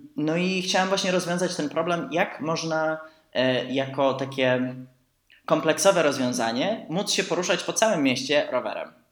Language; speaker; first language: Polish; early bilingual, heritage; Polish